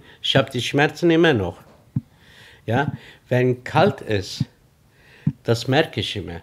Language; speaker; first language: German; non-native, fluent; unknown